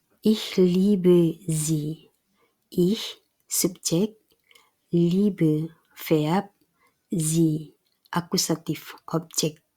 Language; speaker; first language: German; non-native, fluent; Indonesian